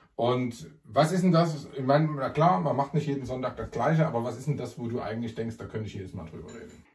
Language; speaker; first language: German; native; German